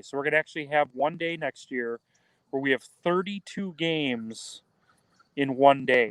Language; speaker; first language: English; native; English